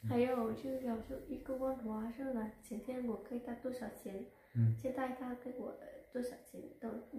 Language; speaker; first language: Chinese; non-native, learner; Vietnamese